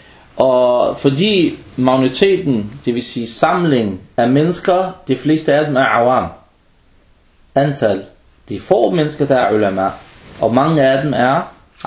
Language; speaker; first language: Danish; early bilingual, other home language; Arabic